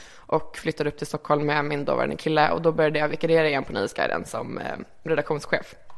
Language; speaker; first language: Swedish; early bilingual, other home language; Icelandic